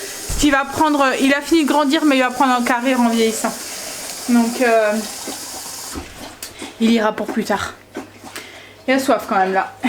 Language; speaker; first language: French; native; French